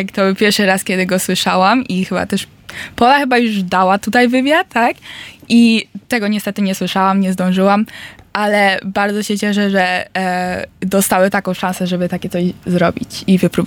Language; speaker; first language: Polish; early bilingual, heritage; Polish